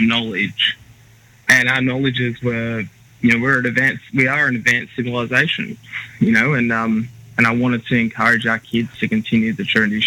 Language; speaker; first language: English; native; English